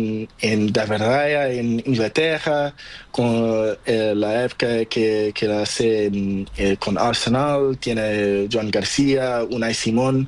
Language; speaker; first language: Spanish; non-native, learner; Portuguese